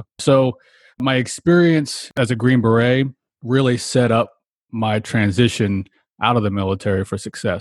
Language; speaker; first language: English; native; English